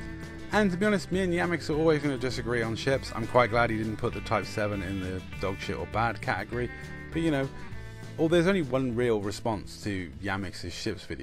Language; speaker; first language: English; native; English